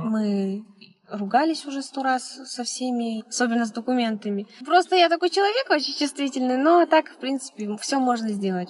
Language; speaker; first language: Russian; native; Russian